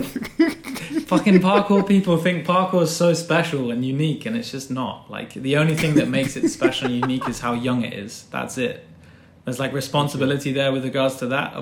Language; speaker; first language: English; native; English